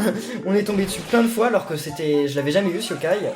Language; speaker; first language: French; native; French